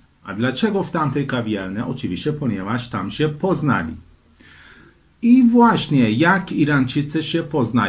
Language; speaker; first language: Polish; non-native, fluent; Persian